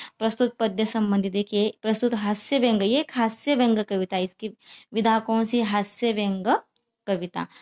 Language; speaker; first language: Hindi; non-native, local second language; Marathi